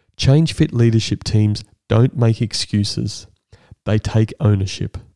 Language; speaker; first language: English; native; English